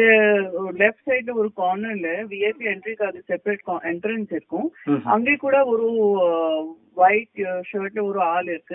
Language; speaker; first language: Tamil; non-native, fluent; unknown